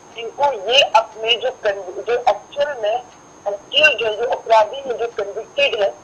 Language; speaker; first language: Hindi; native; Hindi